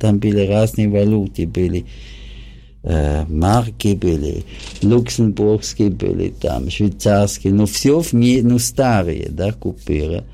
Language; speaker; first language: Ukrainian; non-native, learner; German